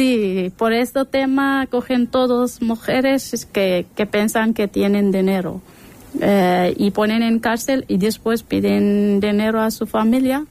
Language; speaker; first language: Spanish; non-native, learner; Persian